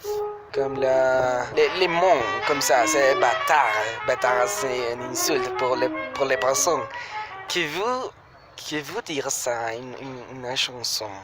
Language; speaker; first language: French; non-native, learner; Spanish